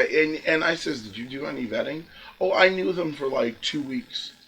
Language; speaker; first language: English; native; English